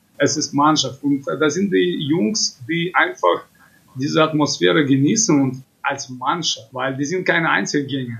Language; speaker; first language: German; non-native, fluent; Russian